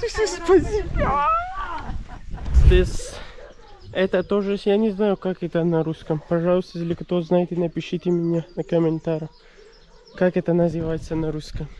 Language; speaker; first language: Russian; non-native, learner; Urdu